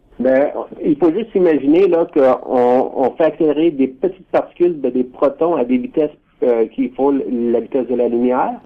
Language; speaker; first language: French; native; French